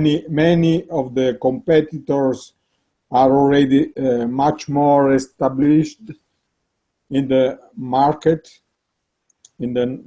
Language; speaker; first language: English; non-native, learner; Italian